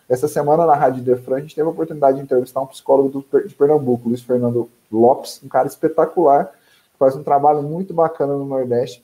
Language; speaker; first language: Portuguese; native; Portuguese